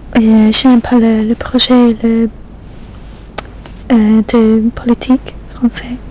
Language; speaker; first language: French; non-native, learner; English